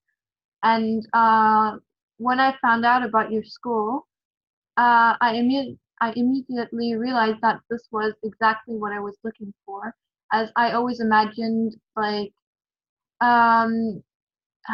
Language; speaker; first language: English; non-native, fluent; German